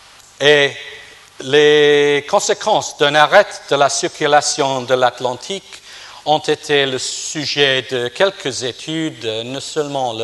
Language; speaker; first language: French; non-native, fluent; English